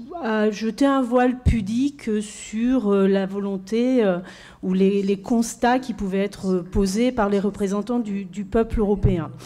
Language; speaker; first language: French; native; French